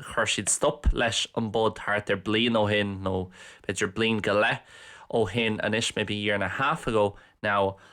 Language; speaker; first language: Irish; non-native, local second language; English